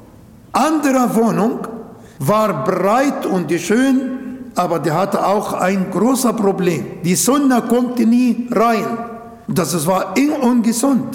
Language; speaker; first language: German; non-native, local second language; Arabic